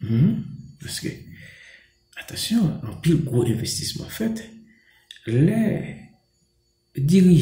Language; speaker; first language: French; non-native, local second language; Haitian Creole